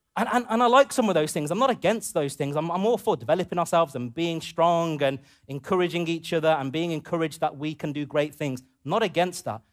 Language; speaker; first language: English; native; English